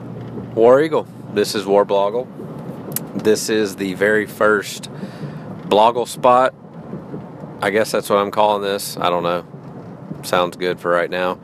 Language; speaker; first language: English; native; English